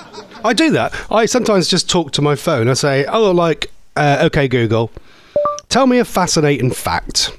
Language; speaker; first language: English; native; English